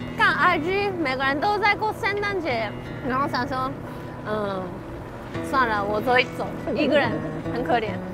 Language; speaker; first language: Chinese; non-native, fluent; Japanese